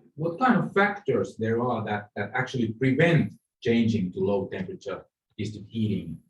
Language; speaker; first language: English; non-native, fluent; Finnish